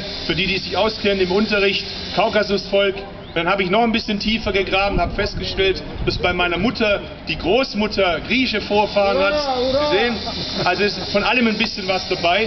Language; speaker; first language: German; early bilingual, other home language; Turkish